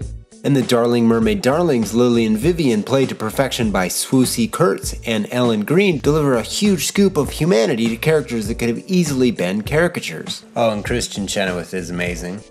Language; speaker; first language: English; native; English